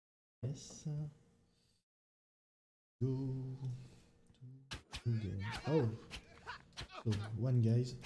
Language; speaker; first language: English; non-native, learner; French